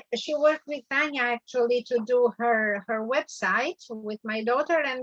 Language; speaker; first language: English; non-native, learner; Albanian